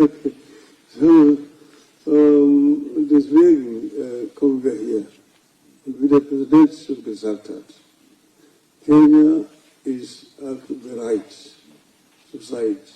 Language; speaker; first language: German; non-native, fluent; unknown